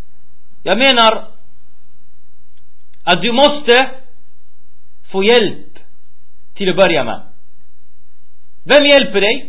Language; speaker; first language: Swedish; early bilingual, other home language; Arabic